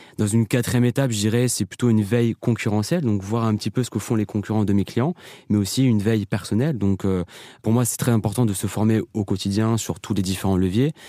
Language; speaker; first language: French; native; French